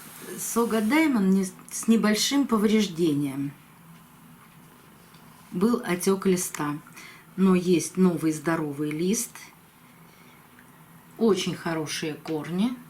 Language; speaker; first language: Russian; native; Russian